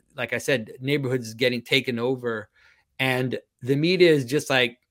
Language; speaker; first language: English; non-native, fluent; French